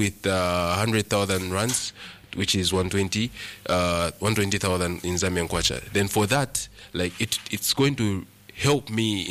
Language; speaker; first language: English; non-native, local second language; Nyanja